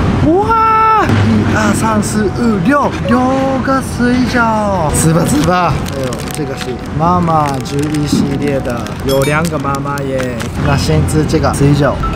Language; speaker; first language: Chinese; non-native, fluent; Japanese